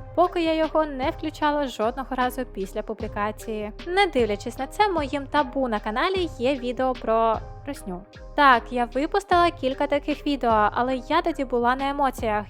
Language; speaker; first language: Ukrainian; non-native, local second language; Russian